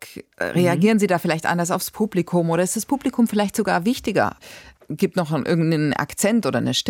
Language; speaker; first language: German; native; German